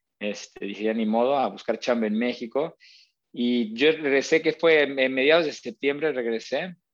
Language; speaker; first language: Spanish; native; Spanish